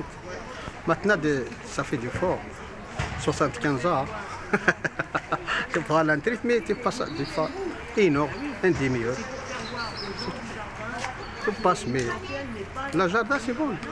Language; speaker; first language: French; non-native, learner; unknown